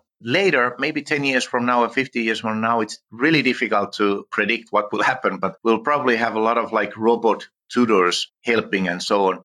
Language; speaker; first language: English; non-native, fluent; Finnish